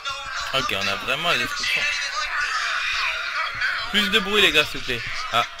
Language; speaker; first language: French; native; French